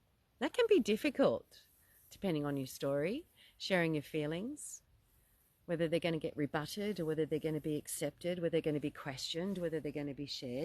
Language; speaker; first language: English; native; English